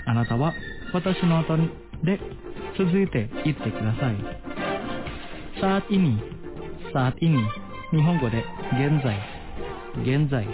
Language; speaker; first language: Japanese; non-native, fluent; Indonesian